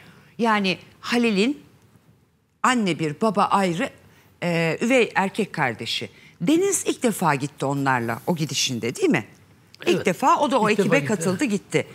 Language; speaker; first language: Turkish; native; Turkish